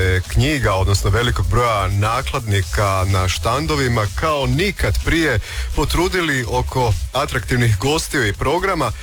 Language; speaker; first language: Serbian; native; Serbian